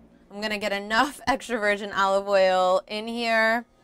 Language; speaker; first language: English; early bilingual, other home language; Italian